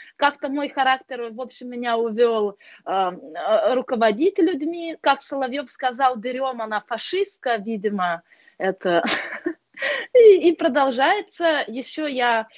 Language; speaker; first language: Russian; non-native, fluent; Lithuanian